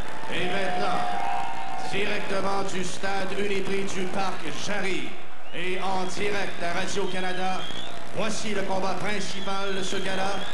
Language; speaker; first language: French; native; French